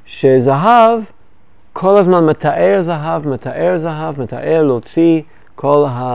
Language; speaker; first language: Hebrew; non-native, fluent; English